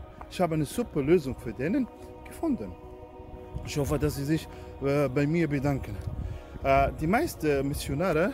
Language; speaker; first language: German; non-native, fluent; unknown